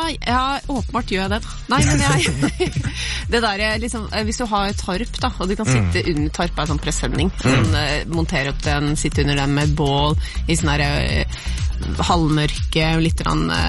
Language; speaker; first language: Norwegian; native; Norwegian